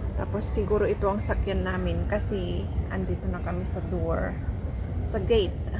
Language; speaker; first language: Filipino; native; Filipino